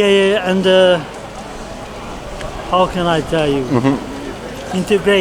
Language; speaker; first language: English; non-native, learner; Hungarian